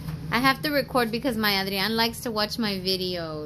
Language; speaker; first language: English; early bilingual, other home language; Spanish